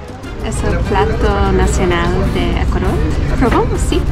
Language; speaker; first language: Spanish; non-native, learner; English